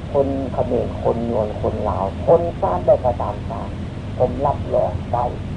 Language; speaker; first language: Thai; native; Thai